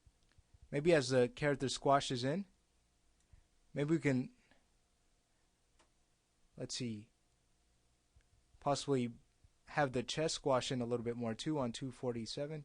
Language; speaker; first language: English; native; English